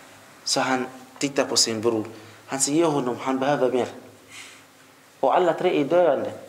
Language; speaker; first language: Swedish; non-native, fluent; Arabic